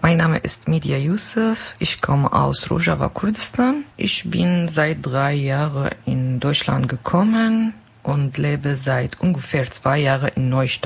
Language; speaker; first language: German; non-native, learner; Kurdish